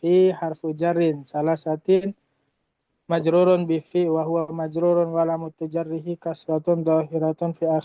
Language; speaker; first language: Arabic; non-native, learner; Indonesian